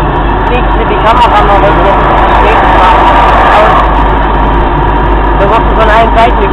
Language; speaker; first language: German; native; German